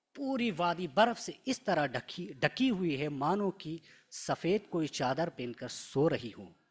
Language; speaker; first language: Hindi; non-native, local second language; Shina